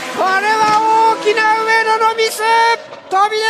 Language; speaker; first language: Japanese; native; Japanese